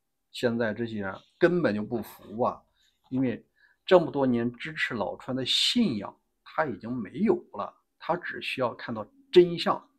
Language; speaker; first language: Chinese; native; Chinese